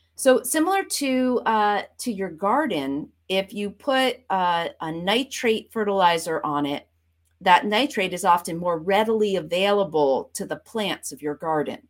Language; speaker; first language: English; native; English